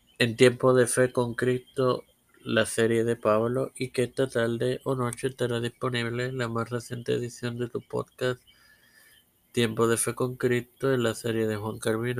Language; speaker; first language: Spanish; native; Spanish